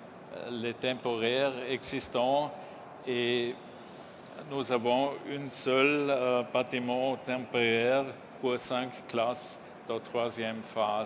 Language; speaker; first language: French; non-native, learner; German